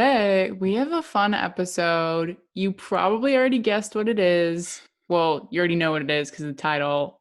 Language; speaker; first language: English; native; English